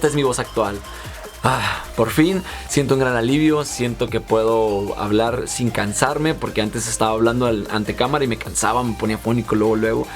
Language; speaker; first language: Spanish; native; Spanish